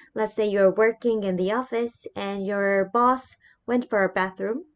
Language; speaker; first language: English; non-native, fluent; Japanese